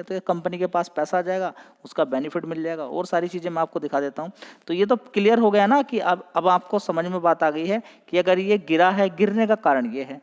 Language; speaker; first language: Hindi; native; Hindi